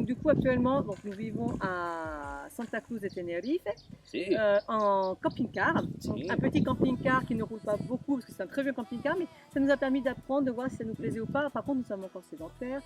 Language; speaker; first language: French; native; French